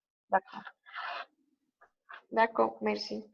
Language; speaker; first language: French; non-native, learner; Spanish